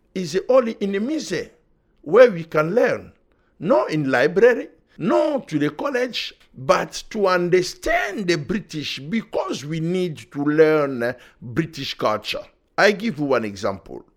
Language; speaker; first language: English; non-native, learner; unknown